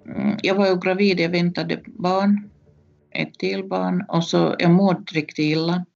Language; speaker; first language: Swedish; non-native, fluent; Russian